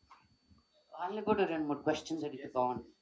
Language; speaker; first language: Telugu; native; Telugu